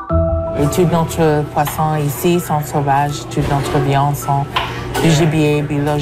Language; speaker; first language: French; non-native, fluent; English